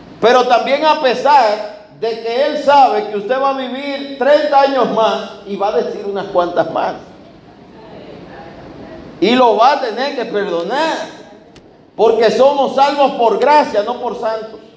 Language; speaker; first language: Spanish; native; Spanish